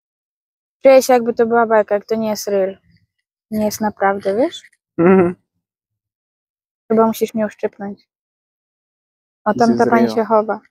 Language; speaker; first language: Polish; native; Polish